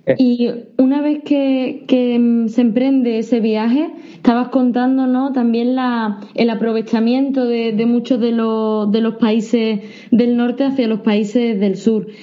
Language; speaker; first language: Spanish; native; Spanish